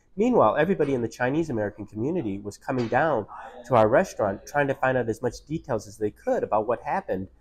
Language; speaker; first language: English; native; English